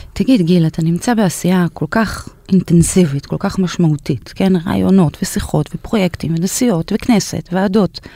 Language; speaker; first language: Hebrew; native; Hebrew